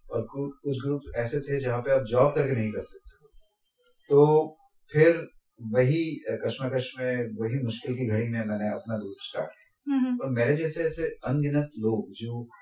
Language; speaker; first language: Hindi; non-native, local second language; Assamese